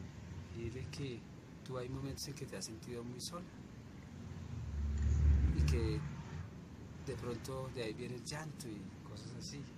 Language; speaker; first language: Spanish; native; Spanish